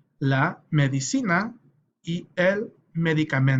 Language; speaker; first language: Spanish; non-native, fluent; English